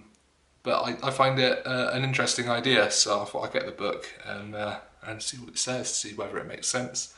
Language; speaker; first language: English; native; English